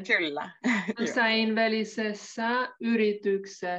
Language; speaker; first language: Finnish; non-native, learner; Hungarian